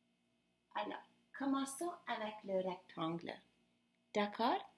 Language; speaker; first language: French; non-native, fluent; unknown